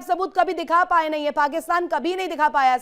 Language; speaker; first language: Hindi; native; Hindi